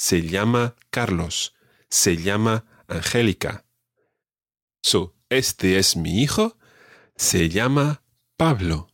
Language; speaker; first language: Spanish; non-native, fluent; English